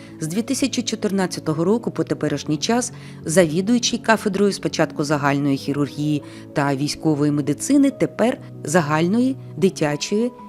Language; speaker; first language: Ukrainian; native; Ukrainian